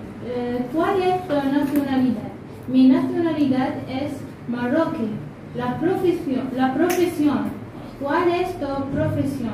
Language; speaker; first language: Spanish; non-native, learner; Arabic